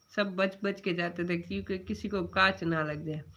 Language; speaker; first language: Hindi; non-native, local second language; Gujarati